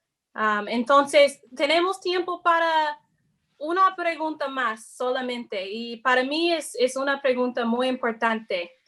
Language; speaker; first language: Spanish; non-native, fluent; English